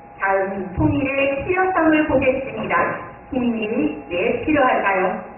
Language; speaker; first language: Korean; non-native, fluent; Japanese